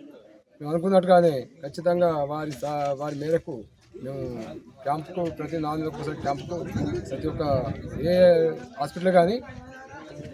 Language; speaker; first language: Telugu; native; Telugu